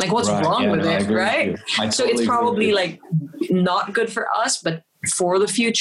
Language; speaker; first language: English; non-native, local second language; Filipino